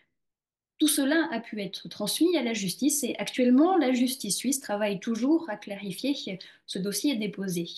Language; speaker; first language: French; native; French